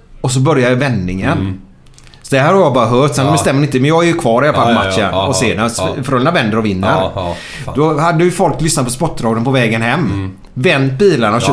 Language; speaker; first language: Swedish; native; Swedish